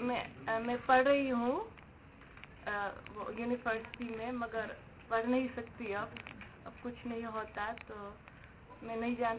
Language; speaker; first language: Hindi; non-native, learner; Dutch